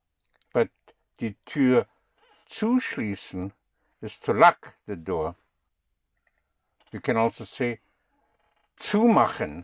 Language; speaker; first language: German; non-native, fluent; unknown